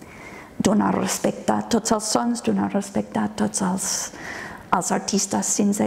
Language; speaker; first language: Catalan; non-native, fluent; English